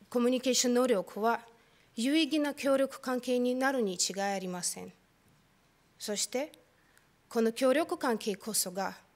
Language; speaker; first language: Japanese; non-native, fluent; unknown